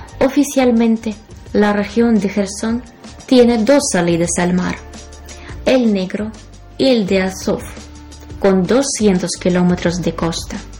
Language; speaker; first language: Spanish; non-native, fluent; Ukrainian